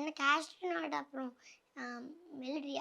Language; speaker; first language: Tamil; non-native, local second language; Tulu